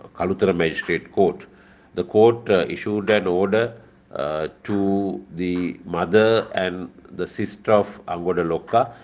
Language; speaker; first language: English; non-native, local second language; Sinhala